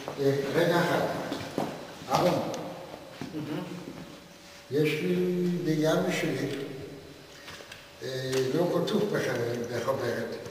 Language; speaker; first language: Hebrew; non-native, fluent; Polish